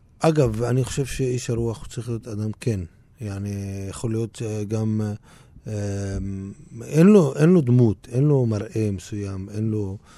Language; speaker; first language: Hebrew; non-native, local second language; Arabic